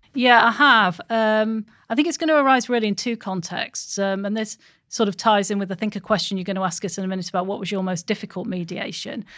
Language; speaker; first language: English; native; English